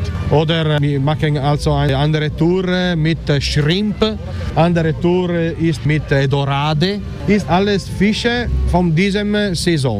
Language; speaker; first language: German; non-native, learner; Italian